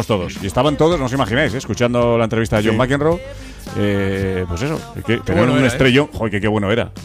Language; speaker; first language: Spanish; native; Spanish